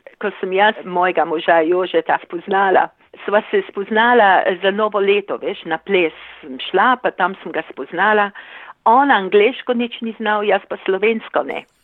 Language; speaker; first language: Slovenian; early bilingual, heritage; Slovenian